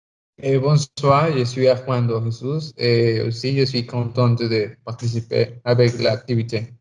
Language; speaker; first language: French; non-native, learner; Spanish